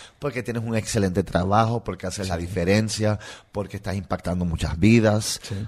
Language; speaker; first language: Spanish; non-native, local second language; English